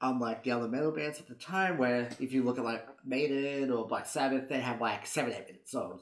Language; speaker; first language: English; native; English